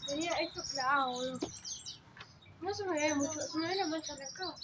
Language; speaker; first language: Spanish; native; Spanish